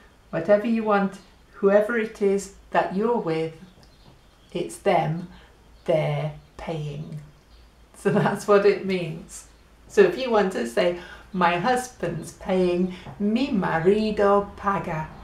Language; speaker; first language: English; native; English